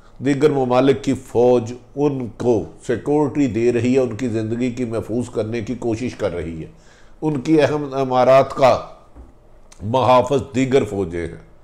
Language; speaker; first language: Urdu; non-native, local second language; Punjabi